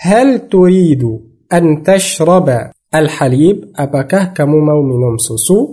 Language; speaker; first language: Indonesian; non-native, fluent; Arabic